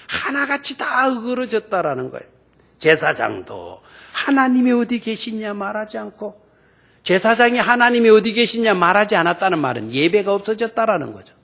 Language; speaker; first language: Korean; native; Korean